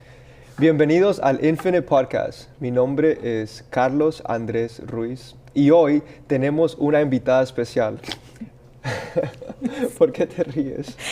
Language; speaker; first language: Spanish; early bilingual, heritage; Spanish